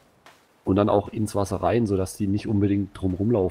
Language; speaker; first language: German; native; German